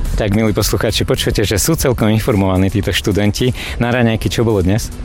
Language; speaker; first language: Slovak; native; Slovak